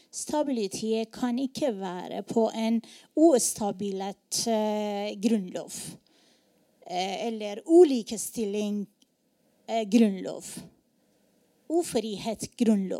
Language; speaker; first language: Norwegian; non-native, learner; Persian